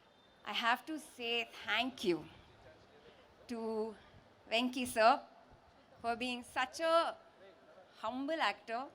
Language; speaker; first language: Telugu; non-native, local second language; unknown